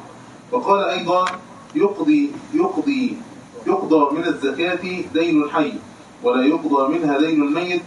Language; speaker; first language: Arabic; native; Arabic